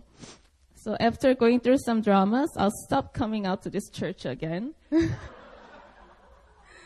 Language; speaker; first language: English; non-native, fluent; Korean